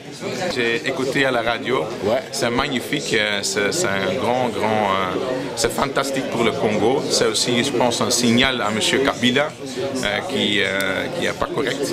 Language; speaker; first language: French; non-native, local second language; Dutch